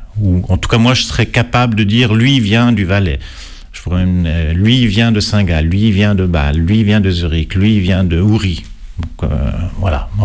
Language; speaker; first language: French; native; French